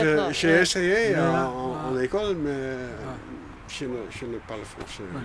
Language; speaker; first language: French; non-native, learner; Dutch